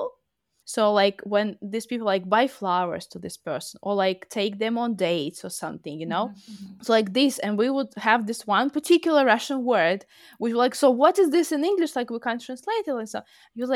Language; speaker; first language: English; non-native, fluent; Russian